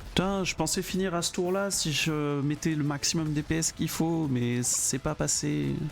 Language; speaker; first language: French; native; French